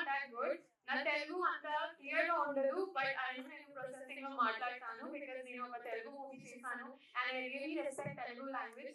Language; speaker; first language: Telugu; non-native, learner; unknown